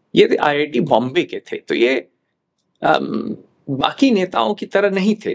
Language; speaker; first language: Hindi; native; Hindi